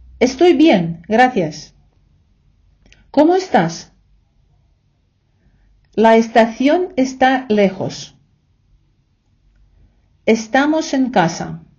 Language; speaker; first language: Spanish; non-native, fluent; Ukrainian